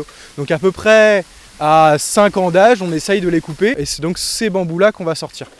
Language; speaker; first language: French; native; French